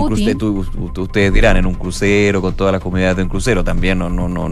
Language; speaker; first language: Spanish; native; Spanish